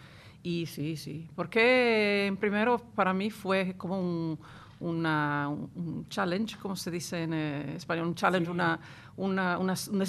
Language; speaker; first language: Spanish; non-native, fluent; Italian